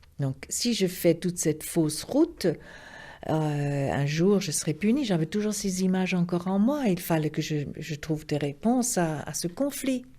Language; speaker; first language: French; non-native, local second language; Swiss German